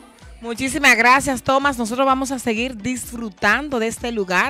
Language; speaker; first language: Spanish; native; Spanish